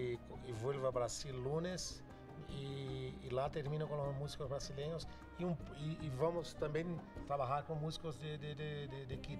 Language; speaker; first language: Spanish; non-native, local second language; Portuguese